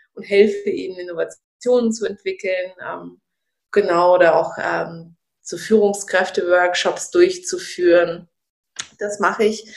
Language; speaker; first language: German; early bilingual, other home language; Russian